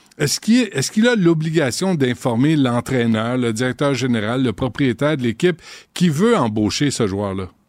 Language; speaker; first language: French; native; French